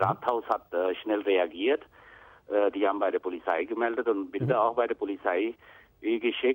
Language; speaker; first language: German; non-native, fluent; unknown